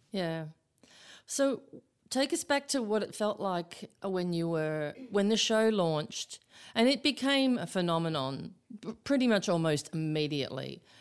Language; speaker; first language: English; native; English